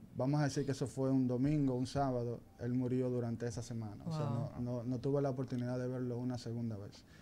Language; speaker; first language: Spanish; native; Spanish